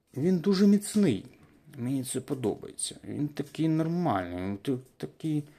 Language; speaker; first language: Ukrainian; non-native, local second language; Russian